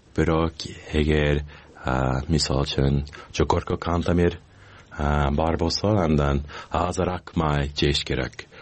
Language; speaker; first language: Kyrgyz; non-native, learner; English